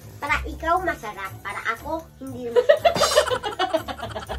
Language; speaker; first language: Filipino; early bilingual, heritage; Filipino